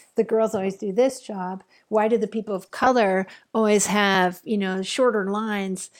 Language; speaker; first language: English; native; English